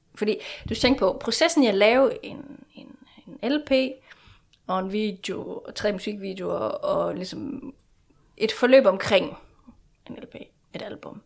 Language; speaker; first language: Danish; non-native, local second language; Faroese